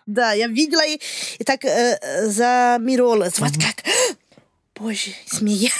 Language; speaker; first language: Russian; non-native, learner; Portuguese